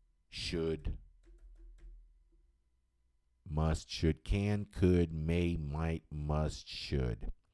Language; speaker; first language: English; non-native, fluent; Portuguese